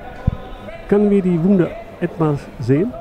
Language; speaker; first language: German; non-native, learner; Dutch